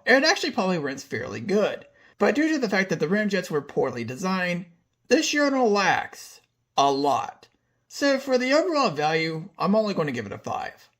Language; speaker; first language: English; native; English